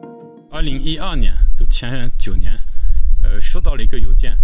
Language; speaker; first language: Chinese; non-native, fluent; French